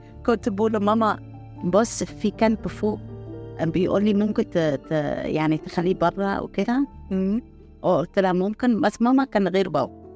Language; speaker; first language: Arabic; non-native, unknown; Italian